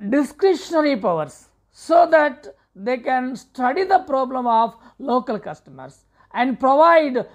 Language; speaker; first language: English; non-native, local second language; Telugu